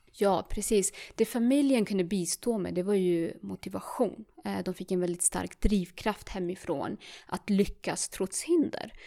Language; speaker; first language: Swedish; early bilingual, other home language; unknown